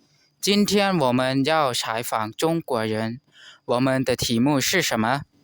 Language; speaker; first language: Chinese; non-native, learner; Lao